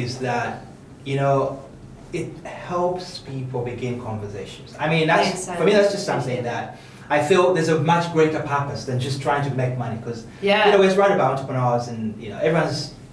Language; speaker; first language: English; native; English